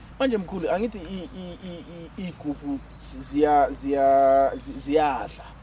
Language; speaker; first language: Zulu; non-native, local second language; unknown